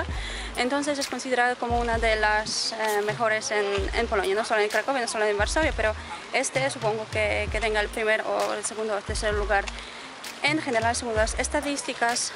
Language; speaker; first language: Spanish; non-native, fluent; Polish